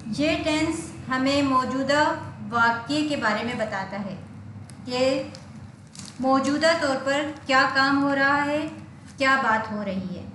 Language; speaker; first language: Urdu; native; Urdu